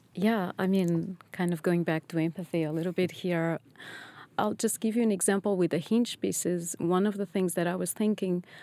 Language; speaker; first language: English; non-native, fluent; Portuguese